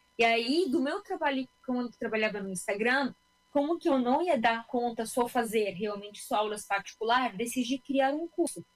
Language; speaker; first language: Portuguese; non-native, fluent; Arabic